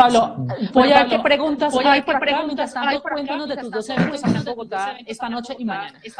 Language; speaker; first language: Spanish; native; Spanish